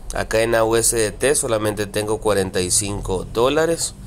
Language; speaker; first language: Spanish; native; Spanish